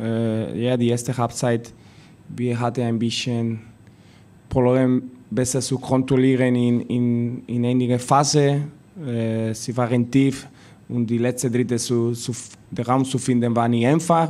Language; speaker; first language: German; non-native, learner; Spanish